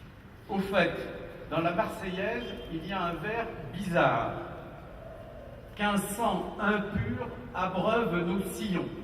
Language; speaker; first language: French; native; French